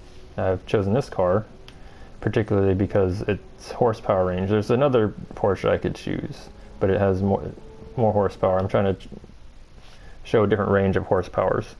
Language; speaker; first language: English; native; English